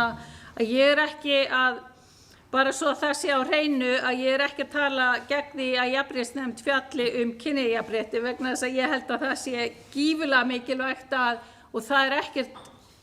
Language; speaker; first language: Icelandic; native; Icelandic